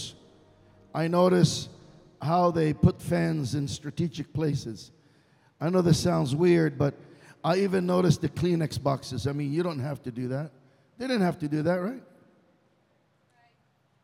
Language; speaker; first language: English; non-native, fluent; Hebrew